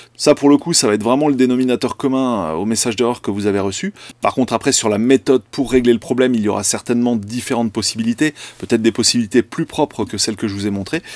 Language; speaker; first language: French; native; French